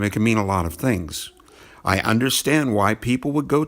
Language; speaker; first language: English; native; English